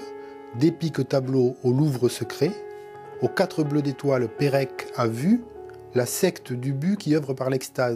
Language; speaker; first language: French; native; French